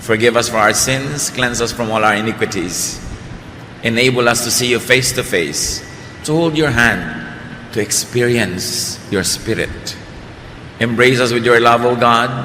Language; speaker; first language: English; non-native, local second language; Filipino